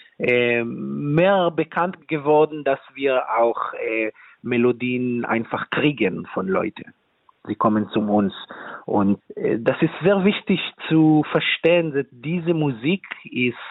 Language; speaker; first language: German; non-native, fluent; Hebrew